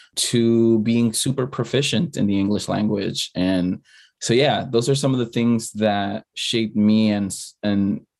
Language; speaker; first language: English; early bilingual, other home language; Spanish